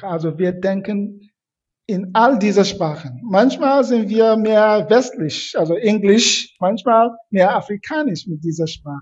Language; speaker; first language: German; non-native, fluent; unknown